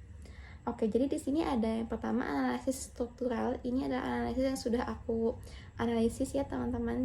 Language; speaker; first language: Indonesian; native; Indonesian